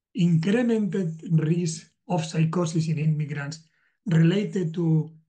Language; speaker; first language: English; non-native, learner; Spanish